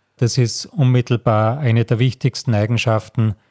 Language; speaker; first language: German; native; German